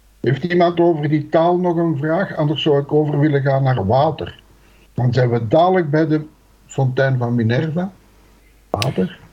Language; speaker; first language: Dutch; native; Dutch